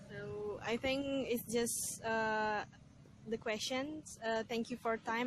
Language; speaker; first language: English; non-native, learner; Indonesian